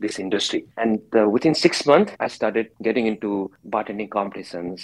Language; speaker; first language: English; non-native, local second language; Hindi